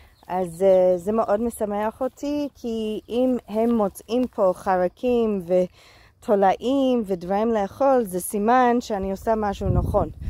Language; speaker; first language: Hebrew; non-native, fluent; English